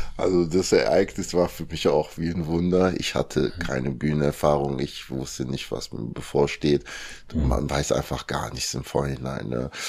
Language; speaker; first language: German; early bilingual, other home language; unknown